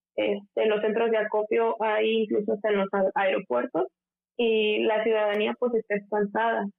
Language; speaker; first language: Spanish; native; Spanish